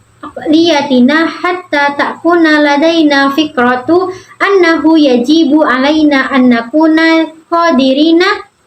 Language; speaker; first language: Arabic; non-native, learner; Indonesian